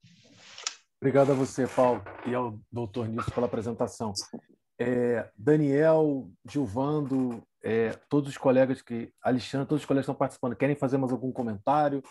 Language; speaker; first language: Portuguese; native; Portuguese